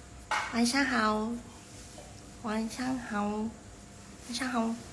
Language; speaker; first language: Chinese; non-native, local second language; Indonesian